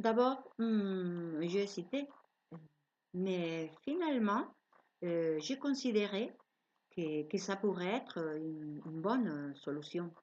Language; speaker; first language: French; non-native, learner; Spanish